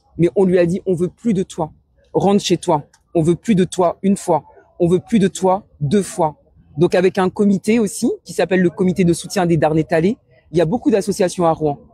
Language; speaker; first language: French; early bilingual, other home language; Wolof